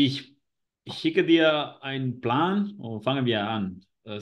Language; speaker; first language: German; non-native, learner; Spanish